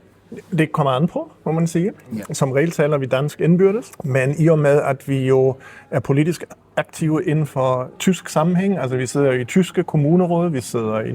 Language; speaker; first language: Danish; early bilingual, heritage; Danish